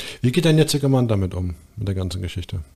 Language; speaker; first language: German; native; German